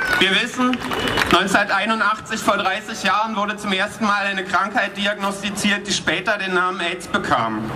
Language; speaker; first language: German; native; German